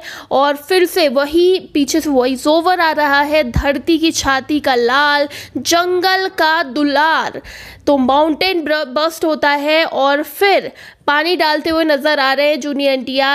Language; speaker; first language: Hindi; native; Hindi